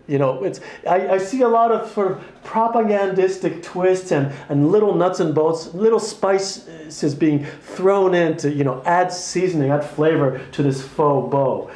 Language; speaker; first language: English; native; English